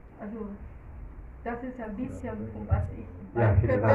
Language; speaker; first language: German; non-native, learner; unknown